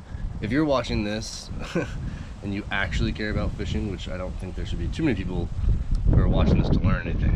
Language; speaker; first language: English; native; English